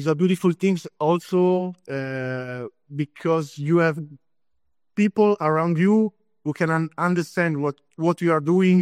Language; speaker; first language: English; non-native, fluent; Italian